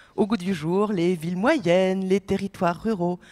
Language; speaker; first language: French; non-native, fluent; Polish